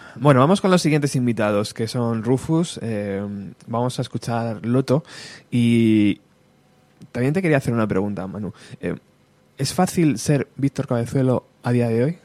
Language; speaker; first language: Spanish; native; Spanish